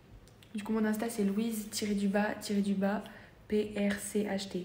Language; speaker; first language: French; native; French